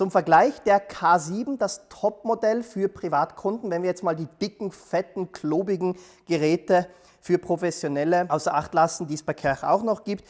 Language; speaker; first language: German; native; German